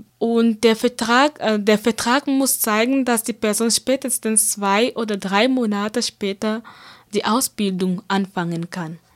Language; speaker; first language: German; non-native, fluent; Central Kurdish